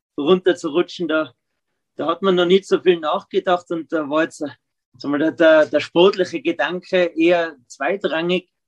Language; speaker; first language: German; native; German